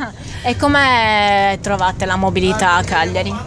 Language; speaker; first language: Italian; native; Italian